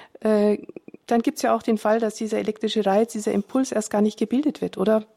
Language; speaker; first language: German; native; German